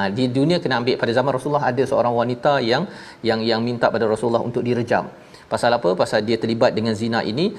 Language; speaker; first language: Malay; native; Malay